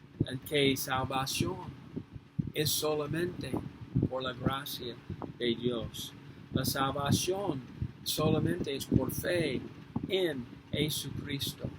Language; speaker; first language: Spanish; non-native, fluent; English